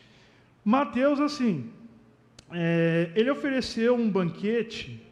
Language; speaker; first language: Portuguese; native; Portuguese